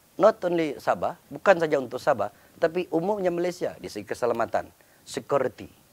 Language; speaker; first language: Malay; native; Malay